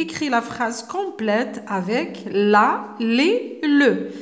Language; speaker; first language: French; non-native, local second language; Arabic